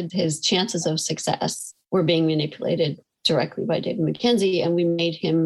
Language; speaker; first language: English; native; English